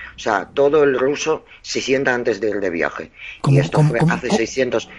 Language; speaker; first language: Spanish; non-native, fluent; Russian